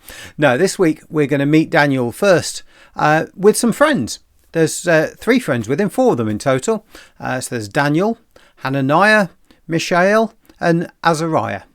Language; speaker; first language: English; native; English